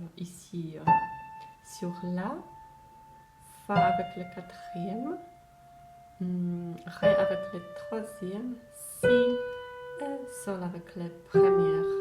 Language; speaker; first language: French; non-native, fluent; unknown